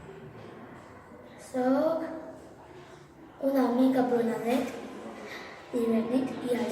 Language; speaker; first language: Catalan; early bilingual, other home language; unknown